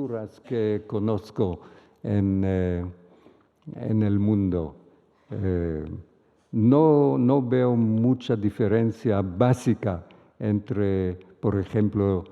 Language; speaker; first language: Spanish; non-native, fluent; Hebrew